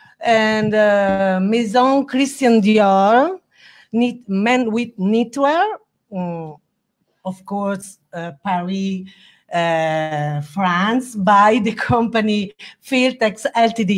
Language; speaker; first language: English; non-native, learner; Italian